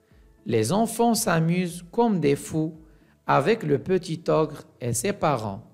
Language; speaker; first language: French; non-native, local second language; Arabic